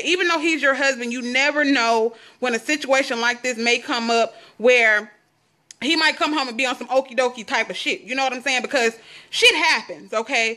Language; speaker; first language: English; native; English